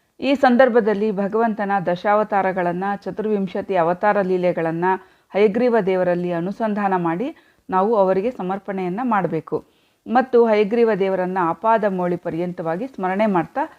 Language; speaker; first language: Kannada; native; Kannada